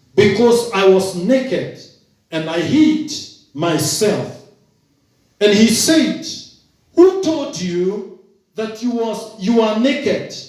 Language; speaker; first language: English; non-native, local second language; Swahili